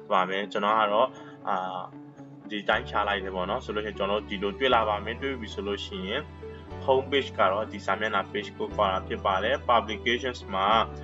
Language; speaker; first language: Burmese; non-native, local second language; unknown